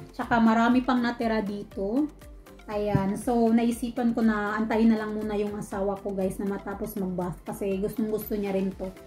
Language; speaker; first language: Filipino; non-native, local second language; Cebuano